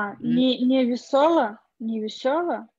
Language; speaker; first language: Polish; non-native, learner; Russian